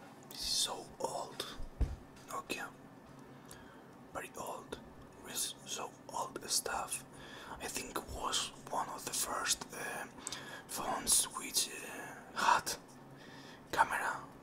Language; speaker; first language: English; non-native, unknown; Spanish